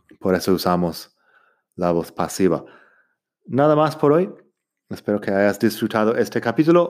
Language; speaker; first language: Spanish; non-native, fluent; English